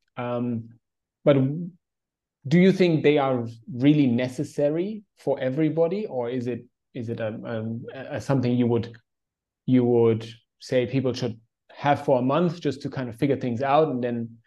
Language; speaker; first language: English; non-native, fluent; German